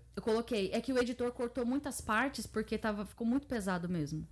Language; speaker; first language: Portuguese; early bilingual, heritage; Portuguese